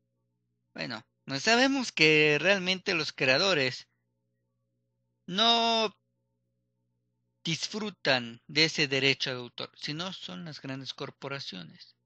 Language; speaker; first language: Spanish; native; Spanish